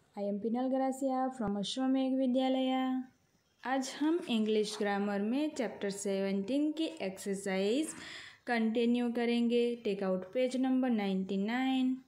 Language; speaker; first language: Hindi; non-native, local second language; Gujarati